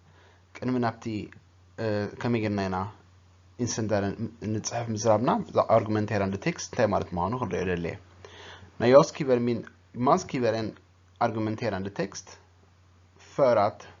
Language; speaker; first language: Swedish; non-native, fluent; Tigrinya